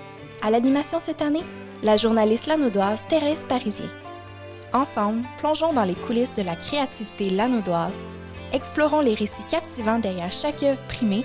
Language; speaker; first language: French; native; French